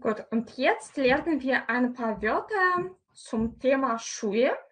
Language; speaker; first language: German; non-native, fluent; Russian